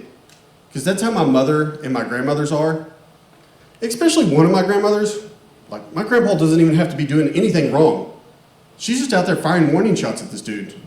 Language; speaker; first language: English; native; English